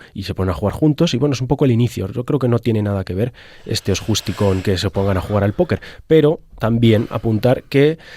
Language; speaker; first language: Spanish; native; Spanish